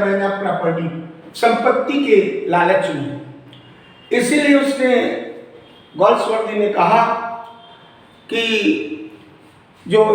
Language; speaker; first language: Hindi; native; Hindi